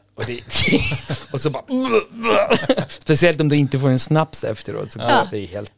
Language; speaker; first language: Swedish; non-native, fluent; Icelandic